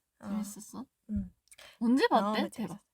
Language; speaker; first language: Korean; non-native, fluent; Japanese